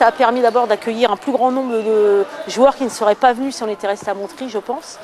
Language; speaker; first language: French; native; French